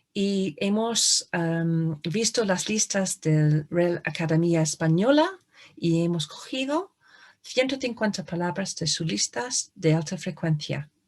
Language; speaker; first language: Spanish; non-native, fluent; English